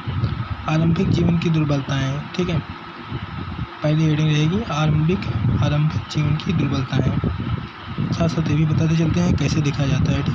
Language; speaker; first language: Hindi; native; Hindi